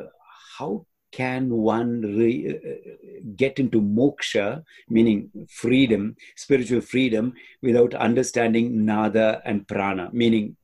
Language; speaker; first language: English; non-native, local second language; Tamil